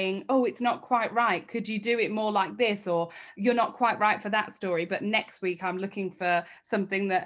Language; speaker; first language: English; native; English